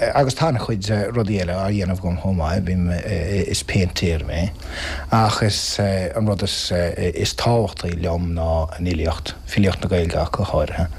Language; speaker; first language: Irish; non-native, local second language; English